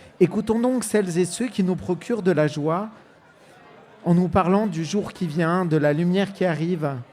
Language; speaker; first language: French; native; French